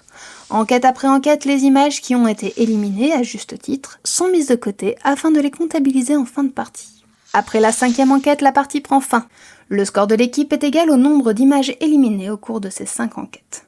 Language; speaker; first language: French; native; French